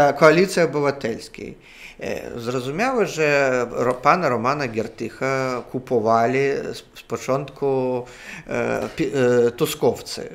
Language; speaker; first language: Polish; non-native, fluent; Russian